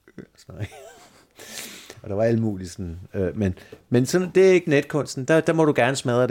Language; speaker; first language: Danish; native; Danish